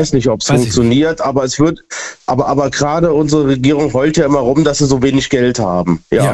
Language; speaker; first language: German; native; German